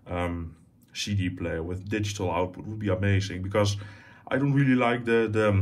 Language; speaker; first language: English; non-native, fluent; Dutch